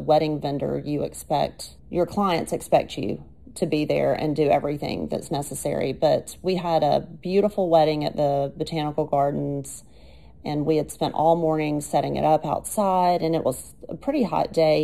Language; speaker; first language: English; native; English